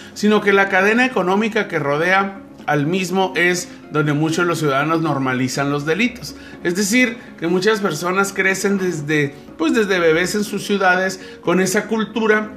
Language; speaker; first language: Spanish; native; Spanish